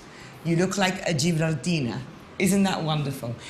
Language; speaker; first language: English; native; English